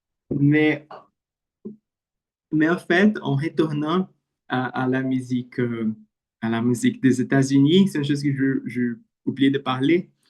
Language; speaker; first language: French; non-native, learner; Portuguese